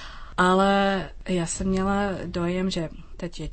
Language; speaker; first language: Czech; non-native, learner; English